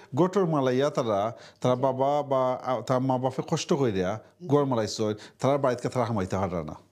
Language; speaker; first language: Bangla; early bilingual, heritage; Sylheti